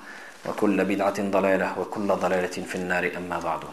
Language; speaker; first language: Arabic; non-native, fluent; French